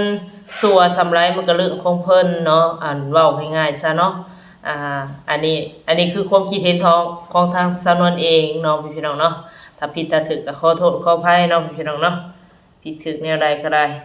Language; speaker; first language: Thai; non-native, local second language; Lao